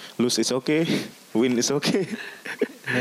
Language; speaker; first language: English; non-native, learner; Indonesian